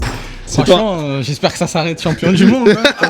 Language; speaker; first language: French; native; French